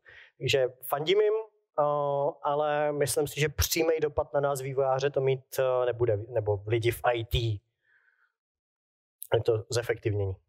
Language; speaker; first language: Czech; native; Czech